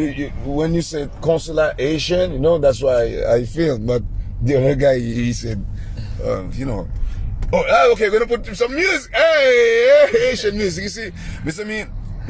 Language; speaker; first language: English; non-native, learner; Haitian Creole